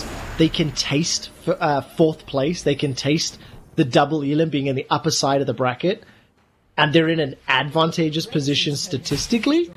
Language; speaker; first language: English; native; English